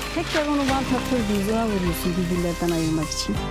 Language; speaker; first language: Turkish; native; Turkish